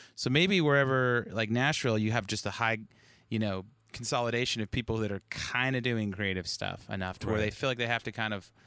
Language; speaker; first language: English; native; English